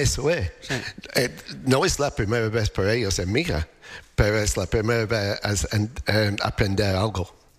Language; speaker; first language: Spanish; non-native, learner; English